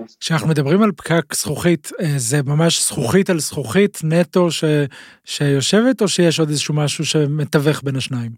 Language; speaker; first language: Hebrew; native; Hebrew